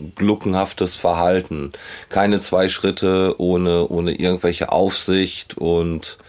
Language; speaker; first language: German; native; German